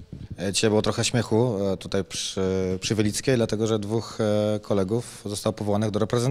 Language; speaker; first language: Polish; native; Polish